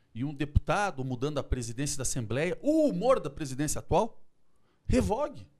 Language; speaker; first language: Portuguese; native; Portuguese